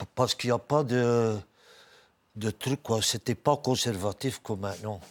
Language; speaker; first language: French; native; French